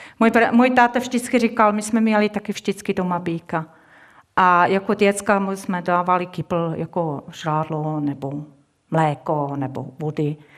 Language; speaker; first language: Czech; non-native, fluent; Swiss German